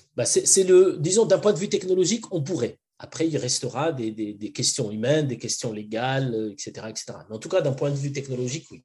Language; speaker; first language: French; non-native, local second language; Arabic